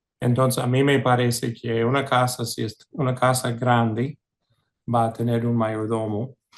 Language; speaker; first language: Spanish; non-native, fluent; English